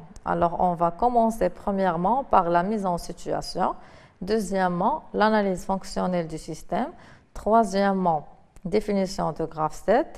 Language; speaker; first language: French; non-native, local second language; Arabic